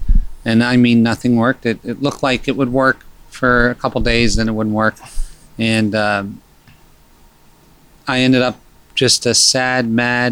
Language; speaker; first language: English; native; English